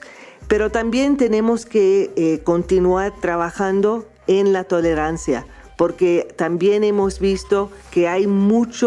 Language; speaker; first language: Spanish; non-native, fluent; English